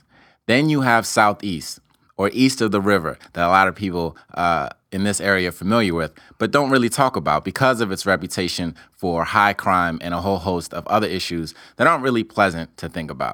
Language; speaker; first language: English; native; English